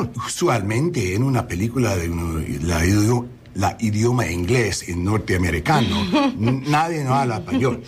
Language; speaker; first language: Spanish; non-native, learner; English